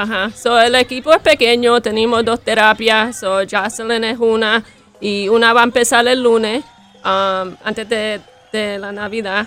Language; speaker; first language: Spanish; early bilingual, heritage; Spanish